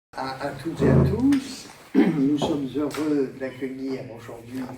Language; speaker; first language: French; native; French